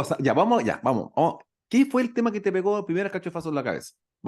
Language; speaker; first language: Spanish; native; Spanish